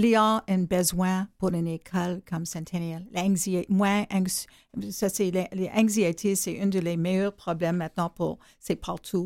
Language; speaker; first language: French; non-native, learner; English